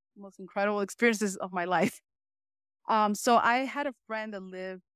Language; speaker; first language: English; early bilingual, other home language; Spanish